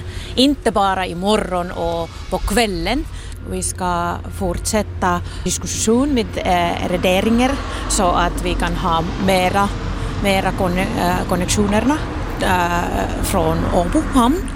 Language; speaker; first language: Swedish; non-native, local second language; Finnish